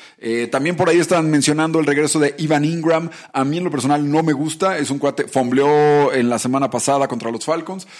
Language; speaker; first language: Spanish; native; Spanish